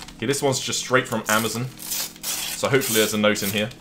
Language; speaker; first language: English; native; English